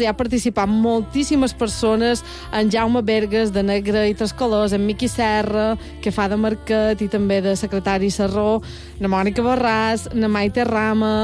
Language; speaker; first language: Catalan; native; Catalan